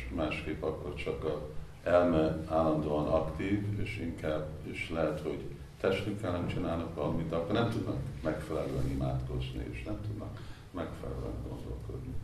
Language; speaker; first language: Hungarian; non-native, fluent; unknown